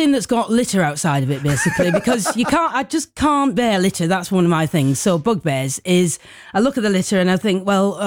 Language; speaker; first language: English; native; English